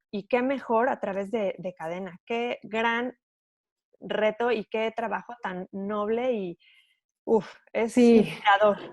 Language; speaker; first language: Spanish; native; Spanish